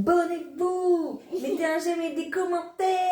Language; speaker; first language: French; native; French